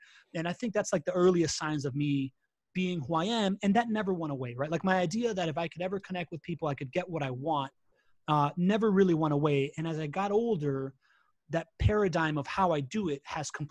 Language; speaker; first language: English; early bilingual, other home language; Spanish